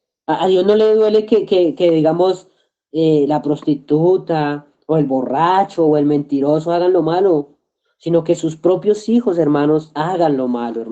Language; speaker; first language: Spanish; native; Spanish